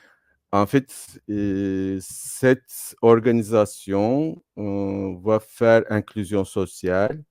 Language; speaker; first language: French; non-native, fluent; Turkish